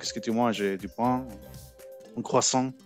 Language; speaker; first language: French; non-native, learner; Spanish